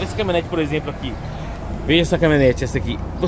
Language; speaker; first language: Portuguese; native; Portuguese